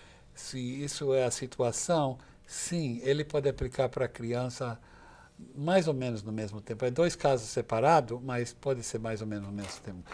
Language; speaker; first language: Portuguese; non-native, fluent; English